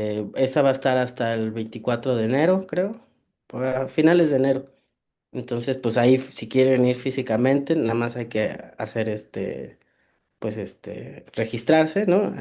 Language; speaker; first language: Spanish; native; Spanish